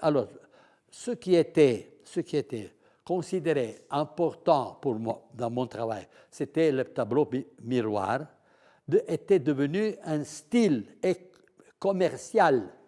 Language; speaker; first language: French; non-native, fluent; Italian